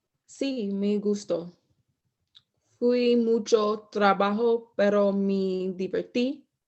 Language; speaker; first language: Spanish; non-native, learner; English